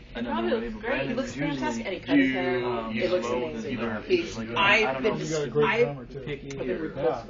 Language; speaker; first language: English; native; English